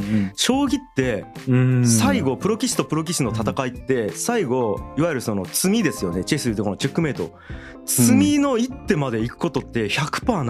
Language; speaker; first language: Japanese; native; Japanese